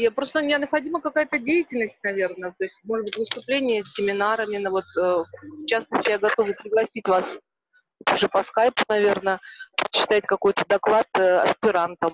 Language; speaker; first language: Russian; native; Russian